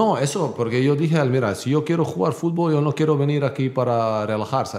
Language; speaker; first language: Spanish; non-native, learner; Bosnian